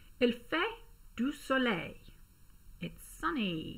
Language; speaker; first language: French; non-native, fluent; English